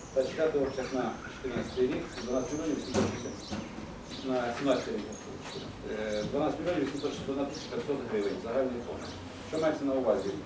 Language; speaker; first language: Ukrainian; native; Ukrainian